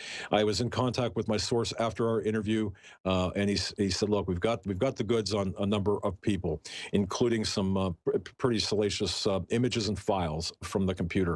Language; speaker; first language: English; native; English